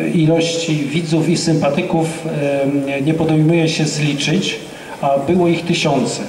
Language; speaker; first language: Polish; native; Polish